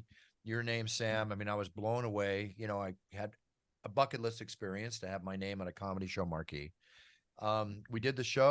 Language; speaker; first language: English; native; English